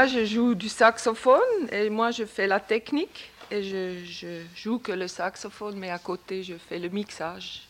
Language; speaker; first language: French; non-native, local second language; German